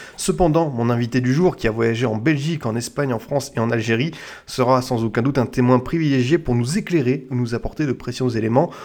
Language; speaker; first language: French; native; French